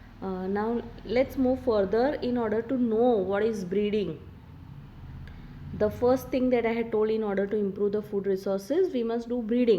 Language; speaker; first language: English; non-native, local second language; Hindi